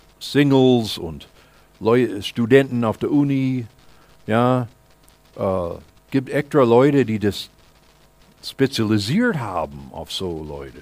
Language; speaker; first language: German; non-native, fluent; English